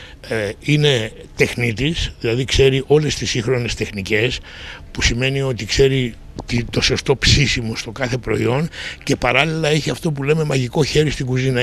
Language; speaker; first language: Greek; native; Greek